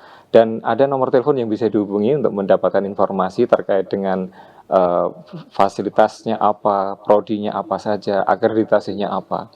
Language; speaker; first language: Indonesian; native; Indonesian